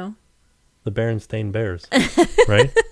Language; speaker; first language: English; native; English